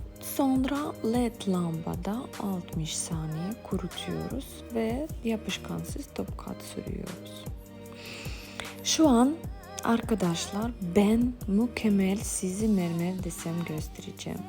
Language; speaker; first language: Turkish; non-native, fluent; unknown